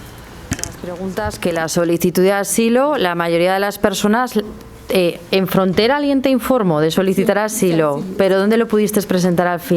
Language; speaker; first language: Spanish; native; Spanish